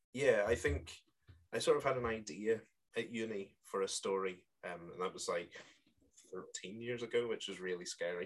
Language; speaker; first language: English; native; English